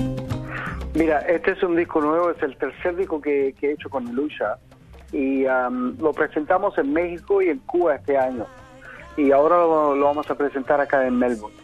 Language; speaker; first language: Spanish; native; Spanish